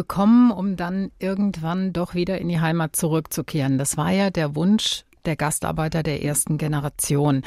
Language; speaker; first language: German; native; German